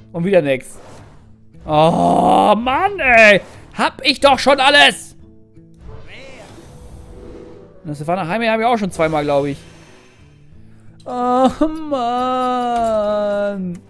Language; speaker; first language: German; native; German